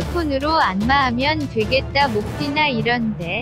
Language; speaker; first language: Korean; native; Korean